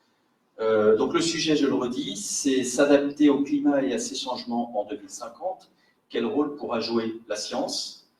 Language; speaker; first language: French; native; French